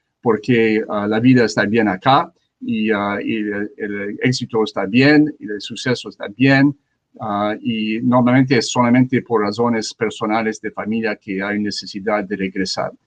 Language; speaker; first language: Spanish; non-native, learner; French